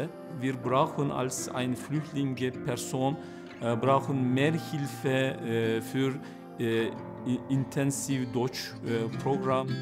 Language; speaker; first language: German; non-native, learner; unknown